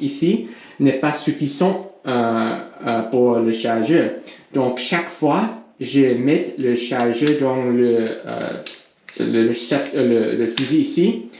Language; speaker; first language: French; non-native, learner; English